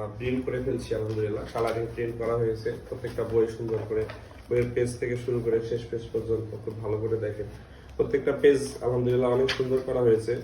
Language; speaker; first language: Bangla; native; Bangla